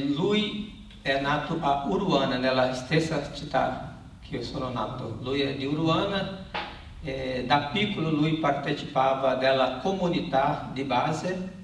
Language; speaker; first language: Italian; non-native, learner; Portuguese